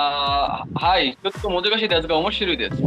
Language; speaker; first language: Japanese; non-native, learner; Bangla